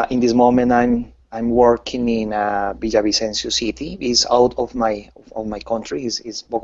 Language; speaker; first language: English; non-native, learner; Spanish